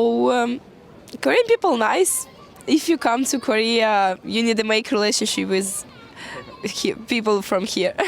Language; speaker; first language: English; non-native, learner; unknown